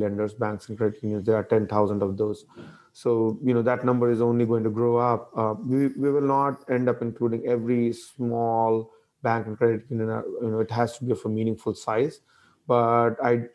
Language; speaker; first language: English; non-native, local second language; Hindi